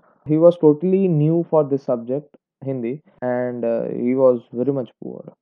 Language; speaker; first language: English; non-native, local second language; Hindi